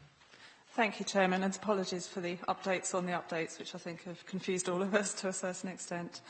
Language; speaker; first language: English; native; English